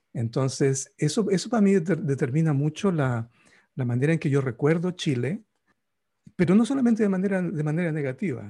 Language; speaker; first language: Spanish; native; Spanish